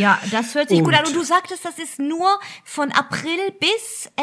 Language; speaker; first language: German; native; German